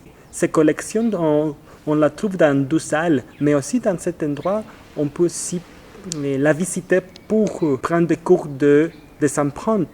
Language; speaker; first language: French; non-native, fluent; Spanish